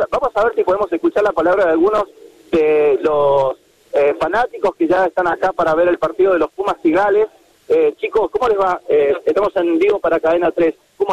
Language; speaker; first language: Spanish; native; Spanish